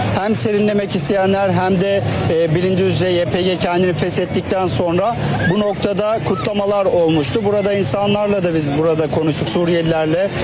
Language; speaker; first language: Turkish; native; Turkish